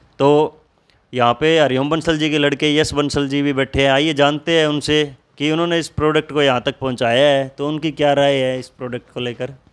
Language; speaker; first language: Hindi; native; Hindi